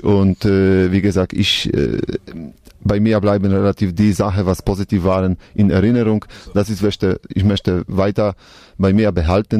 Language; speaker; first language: German; non-native, learner; Polish